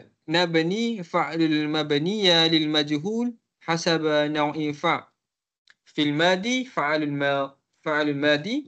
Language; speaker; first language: Arabic; non-native, learner; Malay